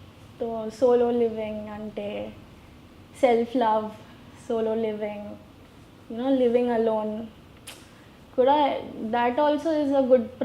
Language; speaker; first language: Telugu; non-native, local second language; Gujarati